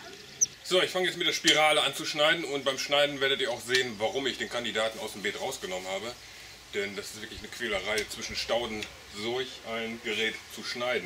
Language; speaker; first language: German; native; German